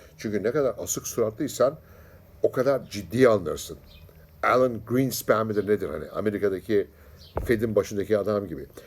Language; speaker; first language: Turkish; native; Turkish